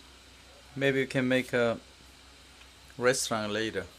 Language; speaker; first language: English; non-native, learner; Korean